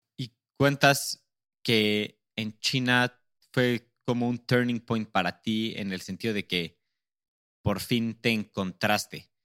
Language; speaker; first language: Spanish; native; Spanish